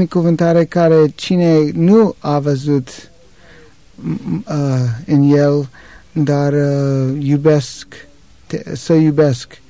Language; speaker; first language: Romanian; non-native, learner; English